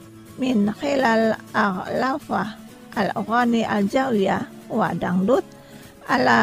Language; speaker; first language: Arabic; non-native, fluent; Indonesian